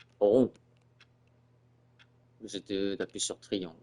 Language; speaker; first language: French; native; French